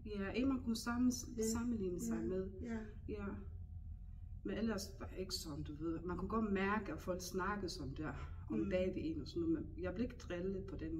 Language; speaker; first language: Danish; non-native, local second language; Faroese